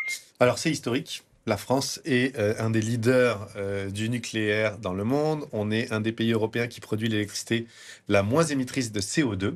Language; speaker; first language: French; native; French